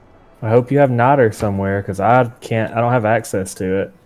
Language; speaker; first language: English; native; English